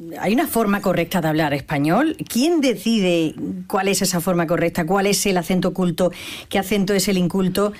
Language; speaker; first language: Spanish; native; Spanish